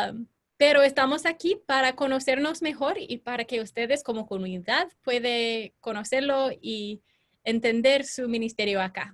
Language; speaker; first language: Spanish; non-native, fluent; English